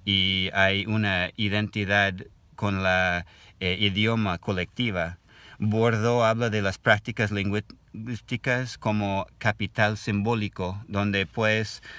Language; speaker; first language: Spanish; non-native, learner; English